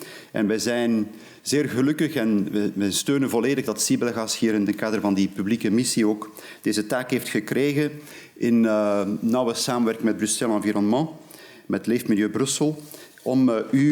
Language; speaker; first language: Dutch; non-native, local second language; French